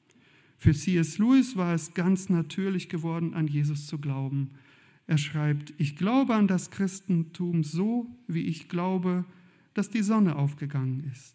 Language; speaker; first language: German; native; German